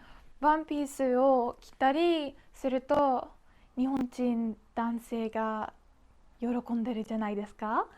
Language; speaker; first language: Japanese; non-native, fluent; Dutch